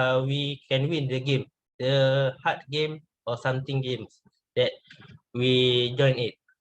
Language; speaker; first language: English; non-native, learner; Malay